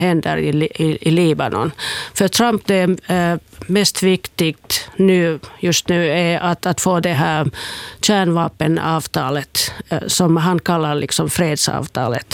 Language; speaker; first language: Swedish; non-native, fluent; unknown